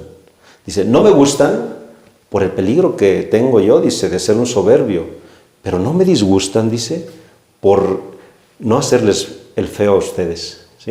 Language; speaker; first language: Spanish; native; Spanish